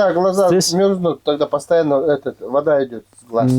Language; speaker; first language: Russian; non-native, local second language; Yakut